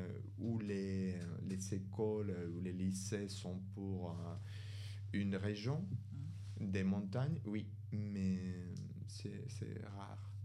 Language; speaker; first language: French; non-native, fluent; Spanish